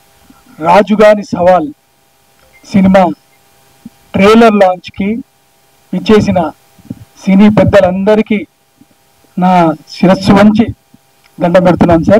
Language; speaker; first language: Telugu; native; Telugu